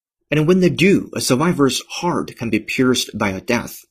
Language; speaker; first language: English; non-native, fluent; Chinese